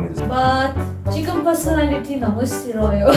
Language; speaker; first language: Korean; non-native, learner; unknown